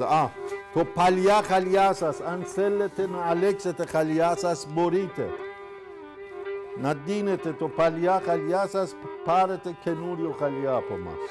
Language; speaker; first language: Greek; non-native, fluent; Persian